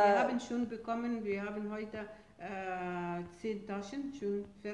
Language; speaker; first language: German; non-native, fluent; Arabic